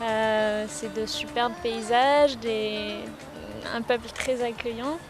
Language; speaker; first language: French; native; French